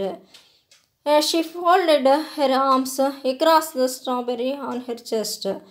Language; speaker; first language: English; non-native, local second language; Telugu